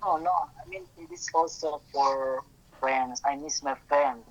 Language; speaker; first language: English; non-native, learner; Indonesian